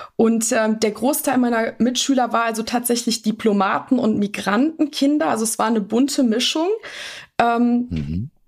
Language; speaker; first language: German; native; German